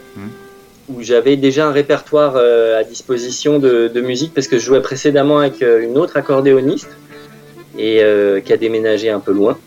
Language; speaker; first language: French; native; French